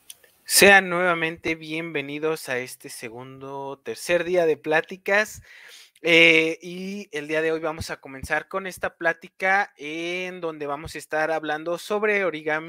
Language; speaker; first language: Spanish; native; Spanish